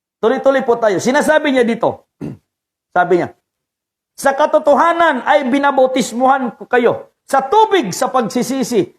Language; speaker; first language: Filipino; non-native, local second language; Cebuano